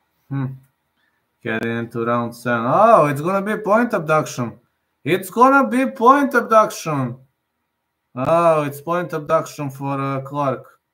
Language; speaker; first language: English; non-native, fluent; Serbian